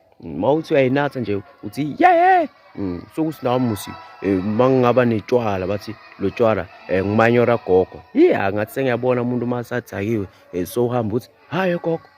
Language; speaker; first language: Zulu; non-native, local second language; Swati